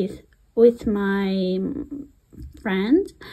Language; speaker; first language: English; non-native, learner; Russian